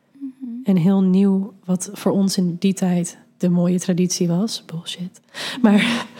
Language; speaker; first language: Dutch; native; Dutch